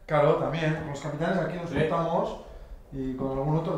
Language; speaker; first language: Spanish; native; Spanish